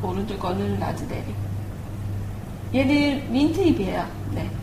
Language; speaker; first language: Korean; native; Korean